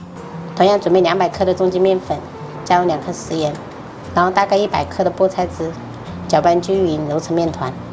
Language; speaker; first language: Chinese; native; Chinese